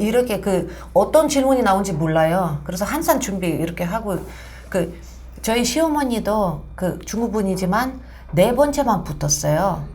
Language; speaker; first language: Korean; non-native, fluent; Russian